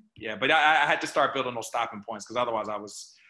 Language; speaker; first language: English; native; English